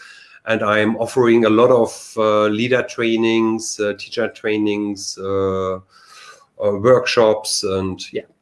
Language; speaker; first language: English; non-native, learner; German